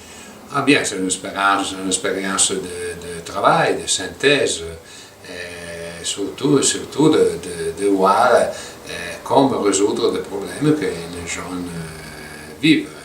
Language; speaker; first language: French; non-native, local second language; Italian